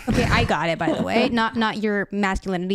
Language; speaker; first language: English; native; English